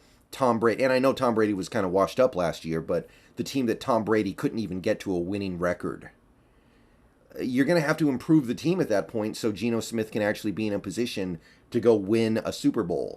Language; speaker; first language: English; native; English